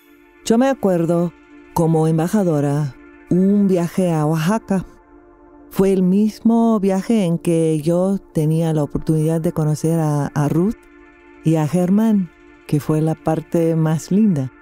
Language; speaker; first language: Spanish; non-native, fluent; English